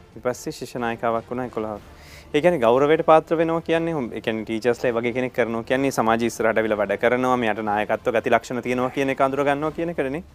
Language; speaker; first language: Sinhala; native; Sinhala